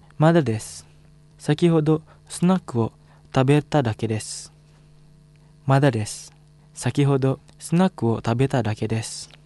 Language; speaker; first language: Japanese; non-native, fluent; Indonesian